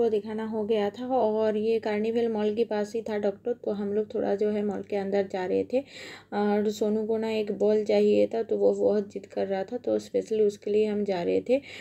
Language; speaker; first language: Hindi; non-native, local second language; Bangla